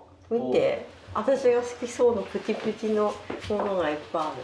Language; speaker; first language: French; non-native, learner; Japanese